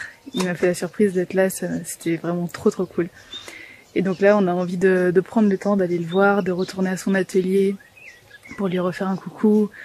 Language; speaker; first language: French; native; French